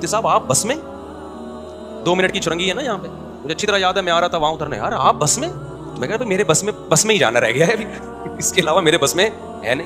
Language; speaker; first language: Urdu; native; Urdu